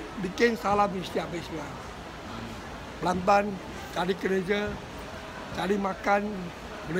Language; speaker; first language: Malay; non-native, local second language; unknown